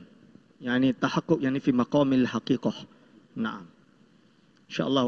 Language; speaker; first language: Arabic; non-native, fluent; Malay